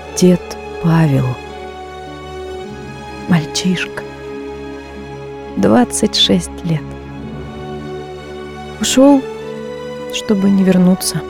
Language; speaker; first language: Russian; native; Russian